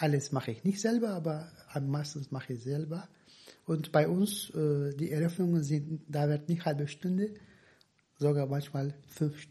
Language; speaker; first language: German; non-native, fluent; Turkish